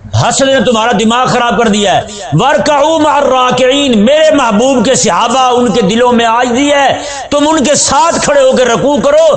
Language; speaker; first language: Urdu; non-native, local second language; Punjabi